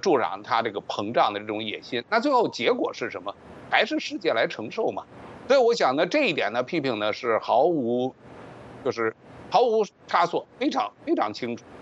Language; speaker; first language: Chinese; native; Chinese